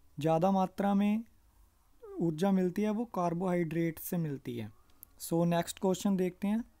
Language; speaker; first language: Hindi; non-native, local second language; Punjabi